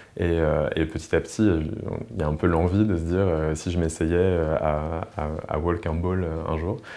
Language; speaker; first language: French; native; French